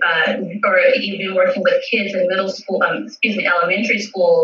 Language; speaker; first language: English; native; English